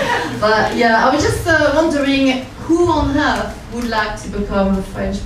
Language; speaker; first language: English; non-native, fluent; French